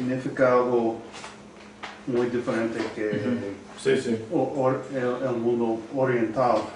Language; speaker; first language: Spanish; non-native, learner; English